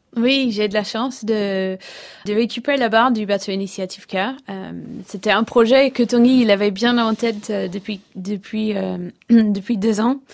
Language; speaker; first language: French; non-native, fluent; English